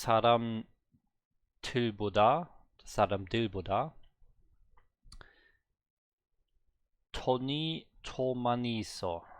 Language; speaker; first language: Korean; non-native, learner; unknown